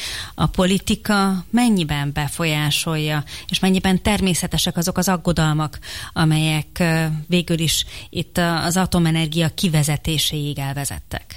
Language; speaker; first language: Hungarian; native; Hungarian